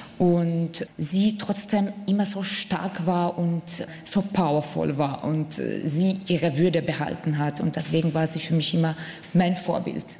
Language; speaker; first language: German; non-native, fluent; Central Kurdish